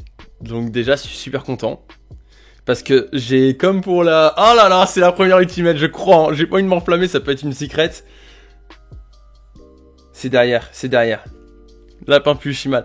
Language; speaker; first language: French; native; French